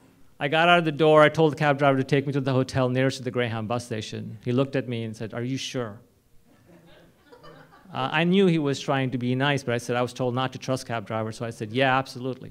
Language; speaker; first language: English; non-native, local second language; Hindi